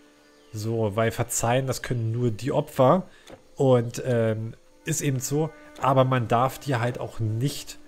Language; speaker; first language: German; native; German